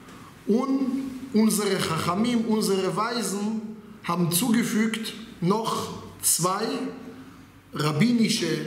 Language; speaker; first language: German; non-native, fluent; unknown